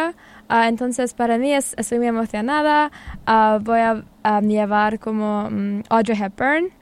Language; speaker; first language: Spanish; non-native, learner; English